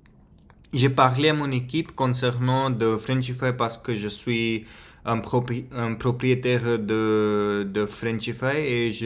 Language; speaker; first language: French; non-native, fluent; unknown